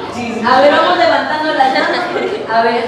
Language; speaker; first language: Spanish; native; Spanish